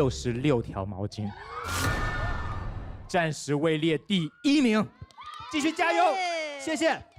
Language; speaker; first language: Chinese; native; Chinese